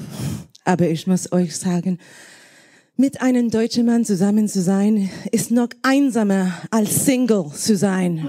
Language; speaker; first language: German; non-native, learner; Spanish